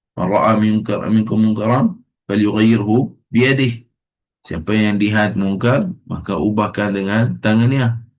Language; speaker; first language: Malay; non-native, fluent; Arabic